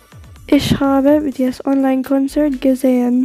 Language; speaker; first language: German; non-native, learner; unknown